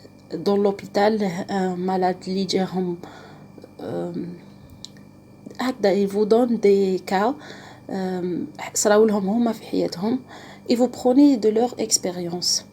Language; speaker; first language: French; non-native, local second language; Arabic